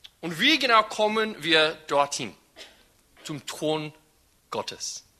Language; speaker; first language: German; non-native, fluent; English